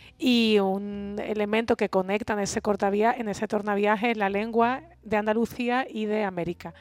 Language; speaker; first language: Spanish; native; Spanish